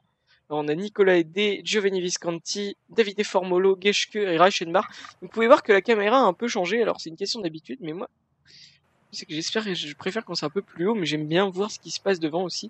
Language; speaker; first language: French; native; French